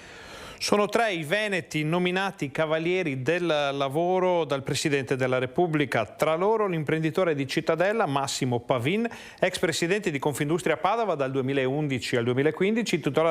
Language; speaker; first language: Italian; native; Italian